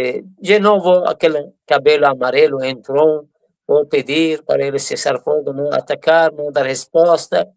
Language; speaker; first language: Portuguese; non-native, fluent; Persian